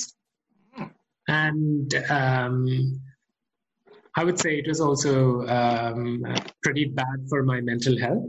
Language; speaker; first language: English; non-native, local second language; Malayalam